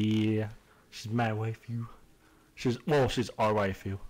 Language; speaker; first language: English; native; English